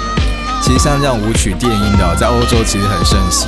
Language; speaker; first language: Chinese; native; Chinese